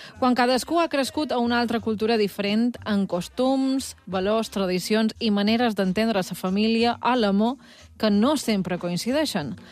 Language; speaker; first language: Catalan; native; Catalan